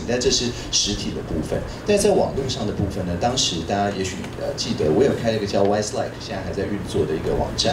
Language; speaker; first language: Chinese; native; Chinese